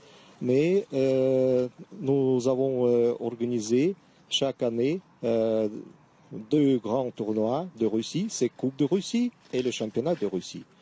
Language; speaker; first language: French; non-native, fluent; Russian